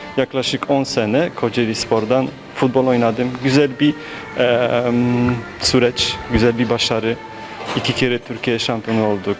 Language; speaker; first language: Turkish; non-native, fluent; Polish